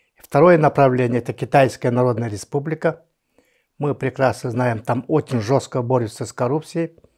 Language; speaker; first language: Russian; non-native, local second language; Yakut